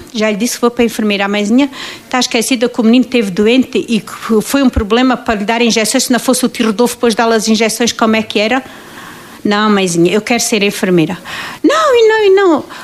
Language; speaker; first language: Portuguese; native; Portuguese